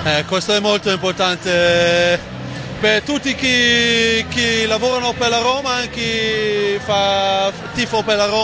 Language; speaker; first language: Italian; non-native, fluent; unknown